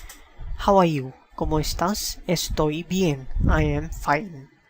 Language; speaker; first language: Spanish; non-native, fluent; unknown